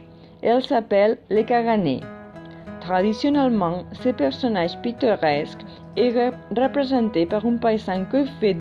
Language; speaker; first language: French; non-native, fluent; Catalan